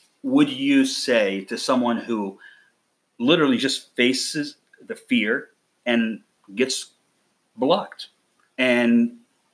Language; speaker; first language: English; non-native, fluent; Arabic